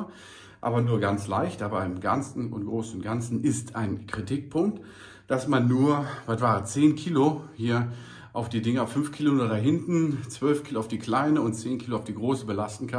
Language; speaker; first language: German; native; German